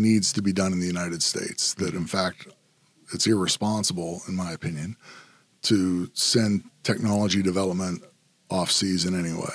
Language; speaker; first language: English; native; English